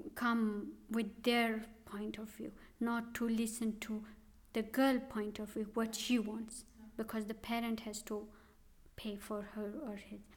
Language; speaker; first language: English; non-native, local second language; Pashto